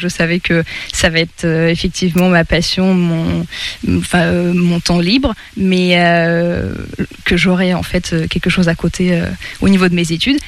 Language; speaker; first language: French; non-native, fluent; Russian